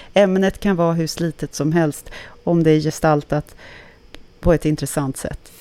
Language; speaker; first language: Swedish; native; Swedish